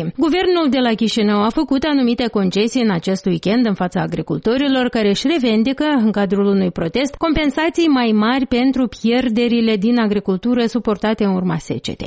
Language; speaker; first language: Romanian; native; Romanian